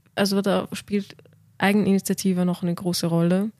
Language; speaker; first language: German; native; German